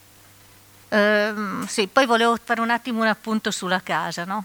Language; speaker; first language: Italian; native; Italian